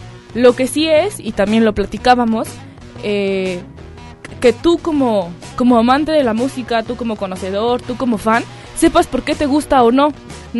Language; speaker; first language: Spanish; native; Spanish